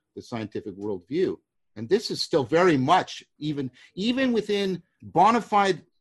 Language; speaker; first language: English; native; English